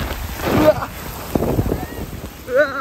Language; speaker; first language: Korean; native; Korean